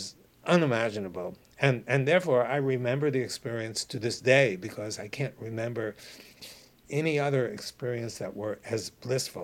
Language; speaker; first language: English; native; English